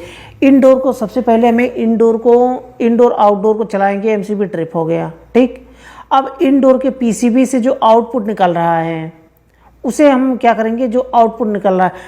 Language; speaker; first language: Hindi; native; Hindi